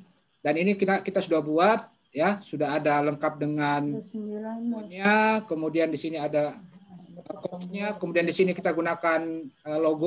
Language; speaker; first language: Indonesian; native; Indonesian